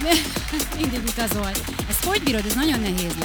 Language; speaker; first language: Hungarian; native; Hungarian